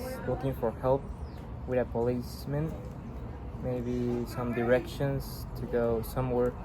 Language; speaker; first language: English; non-native, learner; Spanish